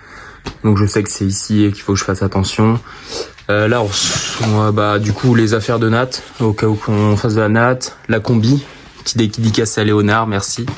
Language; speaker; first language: French; native; French